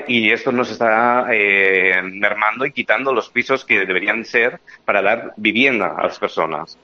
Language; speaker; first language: Spanish; native; Spanish